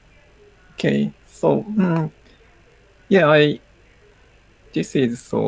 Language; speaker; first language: English; non-native, learner; Japanese